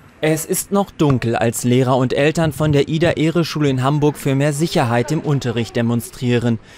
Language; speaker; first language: German; native; German